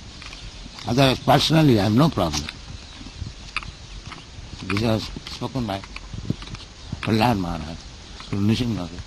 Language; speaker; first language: English; non-native, local second language; Bangla